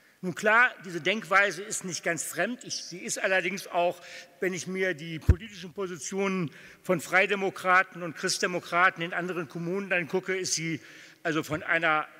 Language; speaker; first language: German; native; German